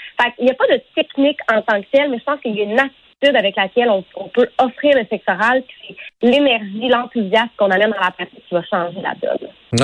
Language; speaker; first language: French; native; French